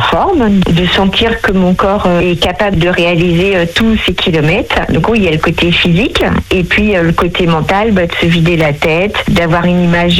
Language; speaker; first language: French; native; French